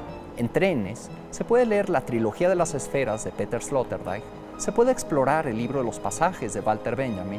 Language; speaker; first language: Spanish; native; Spanish